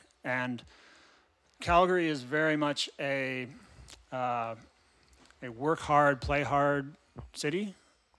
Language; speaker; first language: English; native; English